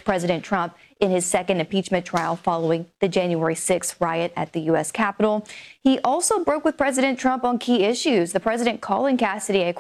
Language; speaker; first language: English; native; English